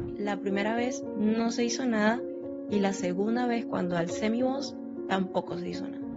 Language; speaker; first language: Spanish; native; Spanish